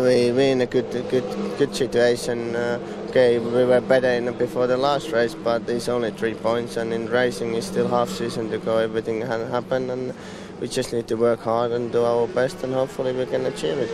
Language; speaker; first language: English; non-native, fluent; Finnish